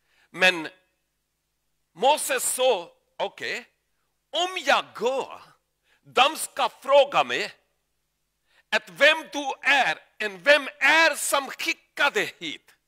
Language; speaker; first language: Swedish; non-native, learner; Urdu